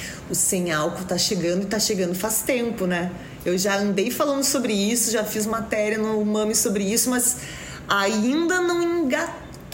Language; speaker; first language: Portuguese; native; Portuguese